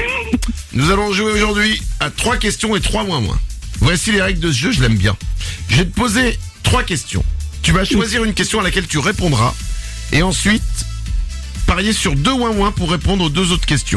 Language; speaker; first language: French; native; French